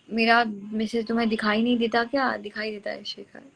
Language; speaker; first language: Hindi; native; Hindi